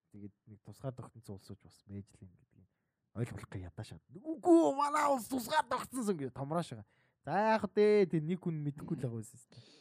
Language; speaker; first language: Mongolian; native; Mongolian